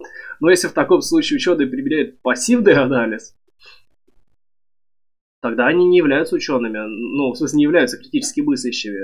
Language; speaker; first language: Russian; native; Russian